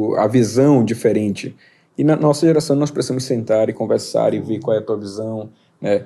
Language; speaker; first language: Portuguese; native; Portuguese